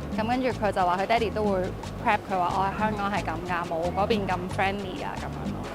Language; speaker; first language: Cantonese; native; Cantonese